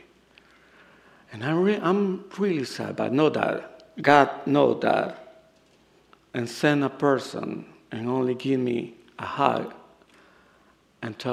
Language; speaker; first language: English; non-native, learner; Spanish